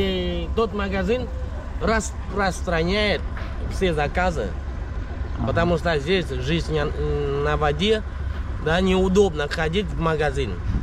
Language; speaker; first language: Russian; non-native, fluent; Khmer